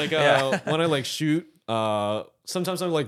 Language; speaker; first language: English; native; English